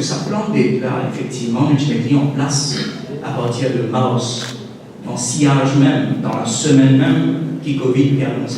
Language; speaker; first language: French; non-native, local second language; Morisyen